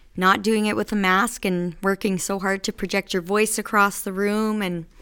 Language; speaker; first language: English; native; English